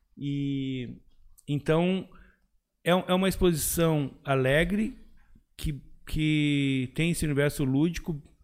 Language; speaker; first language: Portuguese; native; Portuguese